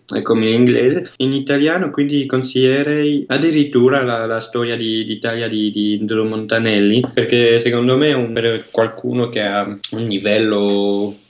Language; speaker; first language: Italian; non-native, fluent; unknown